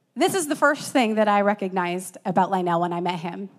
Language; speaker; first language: English; native; English